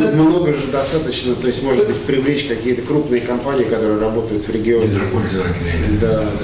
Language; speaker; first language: Russian; native; Russian